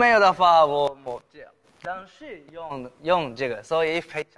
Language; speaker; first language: Chinese; non-native, learner; Japanese